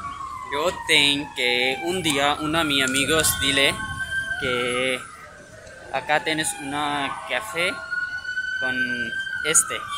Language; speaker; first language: Spanish; non-native, learner; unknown